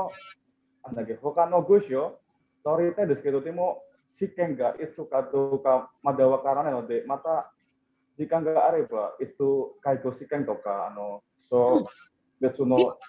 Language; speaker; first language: Japanese; non-native, learner; Indonesian